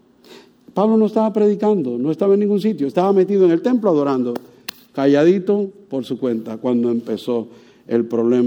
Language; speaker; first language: Spanish; native; Spanish